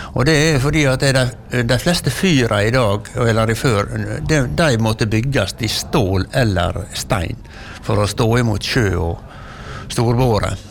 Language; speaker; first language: Norwegian; native; Norwegian